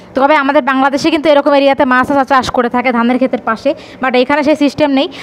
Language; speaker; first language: Bangla; native; Bangla